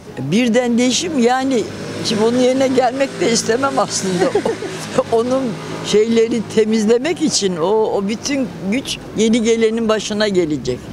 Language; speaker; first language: Turkish; native; Turkish